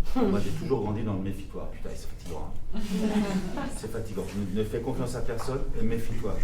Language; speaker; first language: French; non-native, local second language; Armenian